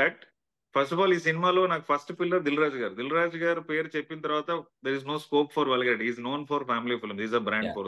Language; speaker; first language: Telugu; native; Telugu